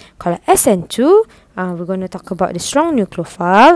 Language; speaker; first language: English; non-native, local second language; Malay